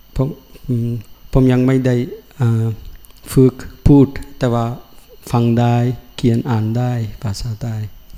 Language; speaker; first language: Thai; non-native, learner; Sinhala